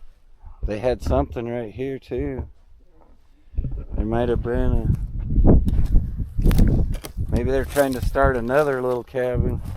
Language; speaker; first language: English; native; English